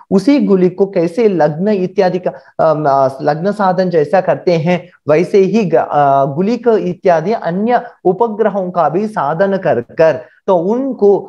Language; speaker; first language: Hindi; non-native, local second language; Marathi